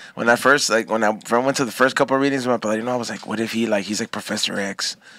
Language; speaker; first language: English; early bilingual, other home language; Spanish